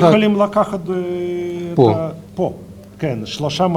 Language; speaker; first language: Hebrew; non-native, fluent; Russian